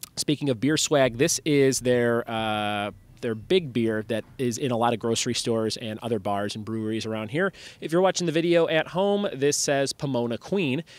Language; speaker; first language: English; native; English